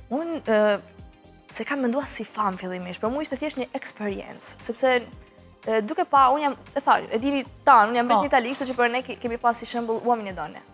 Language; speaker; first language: Albanian; early bilingual, heritage; Albanian